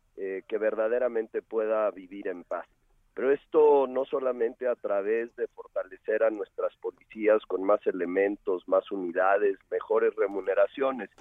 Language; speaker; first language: Spanish; native; Spanish